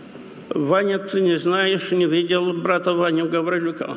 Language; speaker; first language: Russian; non-native, local second language; Romanian